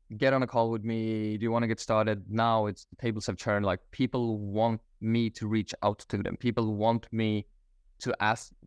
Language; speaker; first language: English; non-native, fluent; Swedish